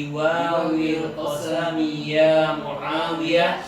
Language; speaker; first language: Arabic; non-native, learner; Indonesian